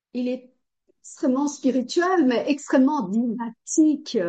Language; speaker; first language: French; non-native, fluent; Portuguese